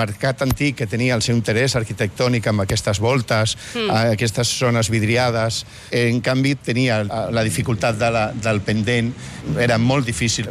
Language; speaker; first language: Catalan; native; Catalan